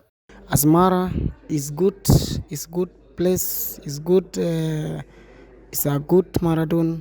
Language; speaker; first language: English; non-native, learner; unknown